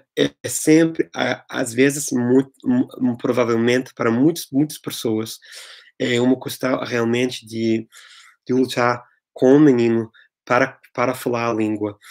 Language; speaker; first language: Portuguese; non-native, fluent; English